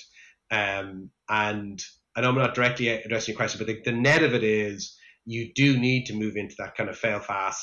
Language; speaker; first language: English; native; English